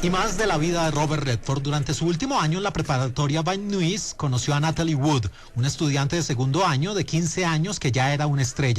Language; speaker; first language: Spanish; native; Spanish